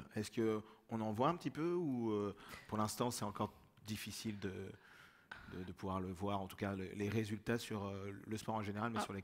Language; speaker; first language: French; native; French